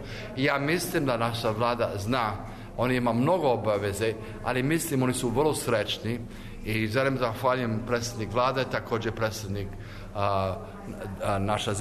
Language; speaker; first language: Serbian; early bilingual, heritage; English